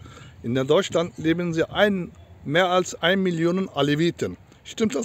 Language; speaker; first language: German; non-native, learner; Turkish